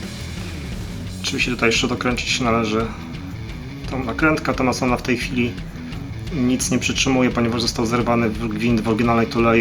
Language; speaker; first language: Polish; native; Polish